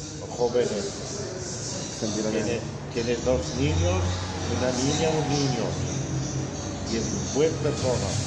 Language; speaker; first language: Spanish; non-native, learner; Arabic